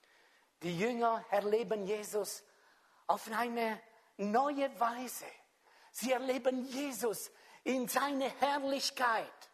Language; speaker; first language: German; non-native, fluent; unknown